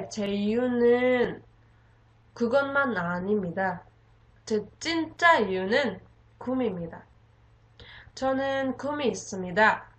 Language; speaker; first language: Korean; non-native, learner; Indonesian